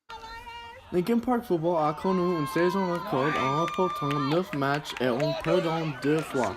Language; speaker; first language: French; non-native, learner; English